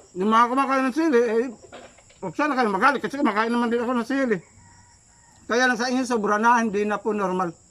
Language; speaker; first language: Filipino; non-native, local second language; Waray